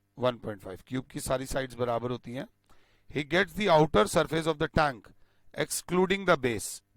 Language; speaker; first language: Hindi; native; Hindi